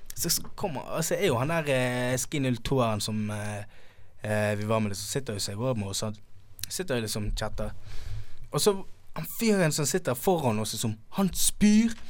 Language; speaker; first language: Norwegian; early bilingual, other home language; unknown